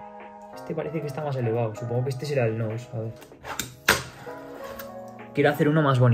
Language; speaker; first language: Spanish; native; Spanish